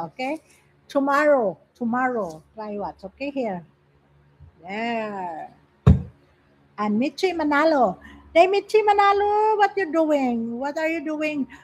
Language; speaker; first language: English; non-native, local second language; Filipino